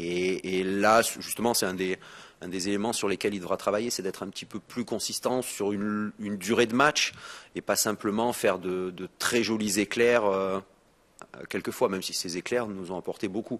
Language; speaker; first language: French; native; French